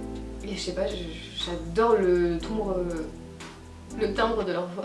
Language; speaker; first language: French; native; French